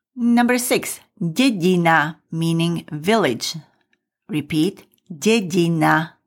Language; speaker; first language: English; non-native, fluent; Slovak